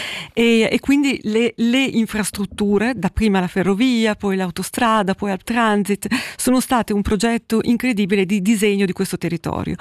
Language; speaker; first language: Italian; native; Italian